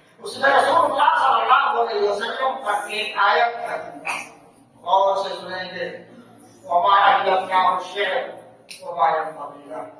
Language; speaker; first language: Urdu; native; Urdu